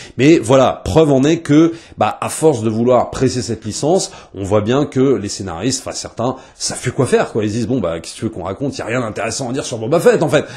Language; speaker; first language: French; native; French